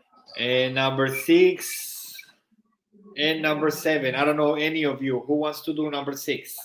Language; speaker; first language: English; non-native, fluent; Spanish